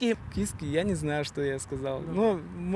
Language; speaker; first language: Russian; non-native, local second language; Yakut